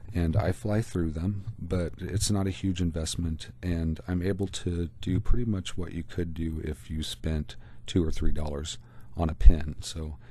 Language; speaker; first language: English; native; English